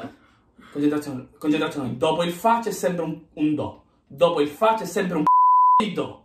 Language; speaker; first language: Italian; native; Italian